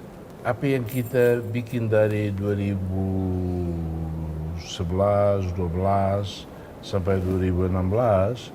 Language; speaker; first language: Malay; non-native, fluent; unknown